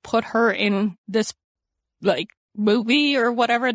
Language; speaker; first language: English; native; English